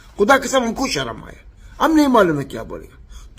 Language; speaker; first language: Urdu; non-native, learner; Arabic